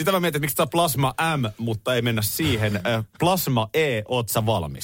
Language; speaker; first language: Finnish; native; Finnish